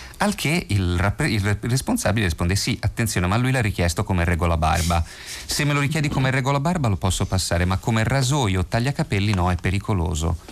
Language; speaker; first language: Italian; native; Italian